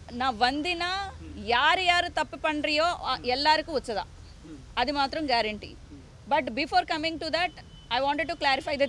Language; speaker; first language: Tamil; non-native, learner; Telugu